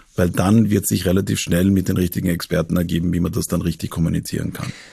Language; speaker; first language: German; native; German